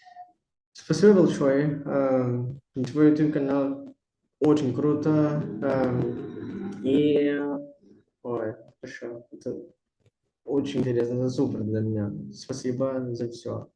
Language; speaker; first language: Russian; non-native, learner; Portuguese